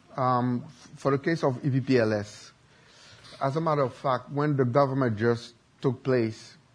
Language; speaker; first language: English; non-native, learner; Haitian Creole